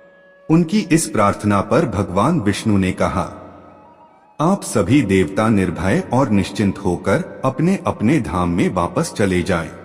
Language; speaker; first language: Hindi; native; Hindi